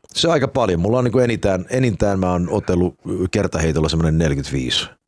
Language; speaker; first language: Finnish; early bilingual, heritage; English